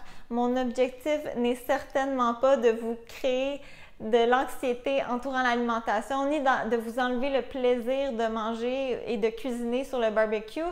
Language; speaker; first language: French; native; French